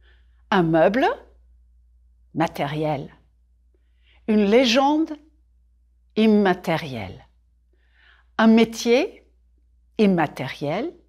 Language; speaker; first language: French; non-native, fluent; English